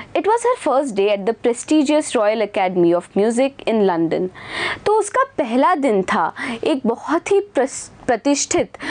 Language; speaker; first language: Hindi; native; Hindi